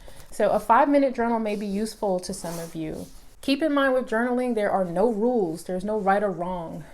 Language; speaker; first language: English; native; English